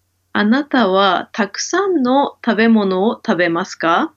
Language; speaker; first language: Japanese; non-native, learner; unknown